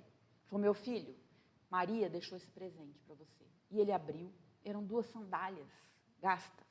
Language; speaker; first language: Portuguese; native; Portuguese